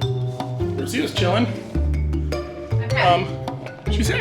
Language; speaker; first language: English; native; English